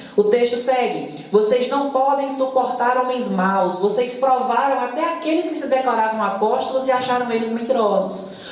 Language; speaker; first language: Portuguese; native; Portuguese